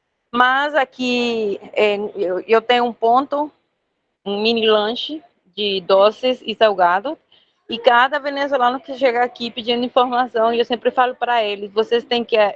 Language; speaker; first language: Portuguese; non-native, fluent; Spanish